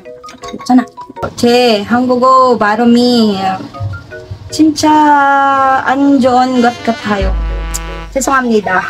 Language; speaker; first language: Korean; non-native, learner; Filipino